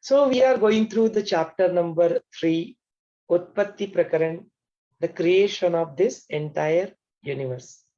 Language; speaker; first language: English; non-native, local second language; Hindi